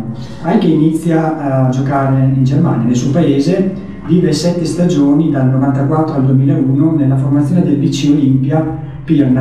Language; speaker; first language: Italian; native; Italian